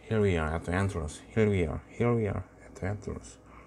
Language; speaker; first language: English; non-native, learner; Korean